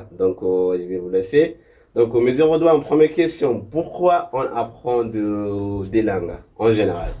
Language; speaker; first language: French; non-native, local second language; Arabic